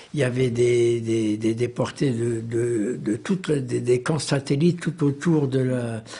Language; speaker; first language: French; native; French